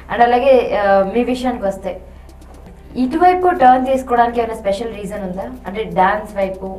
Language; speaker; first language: Telugu; native; Telugu